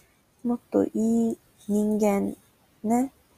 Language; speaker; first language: Japanese; non-native, learner; English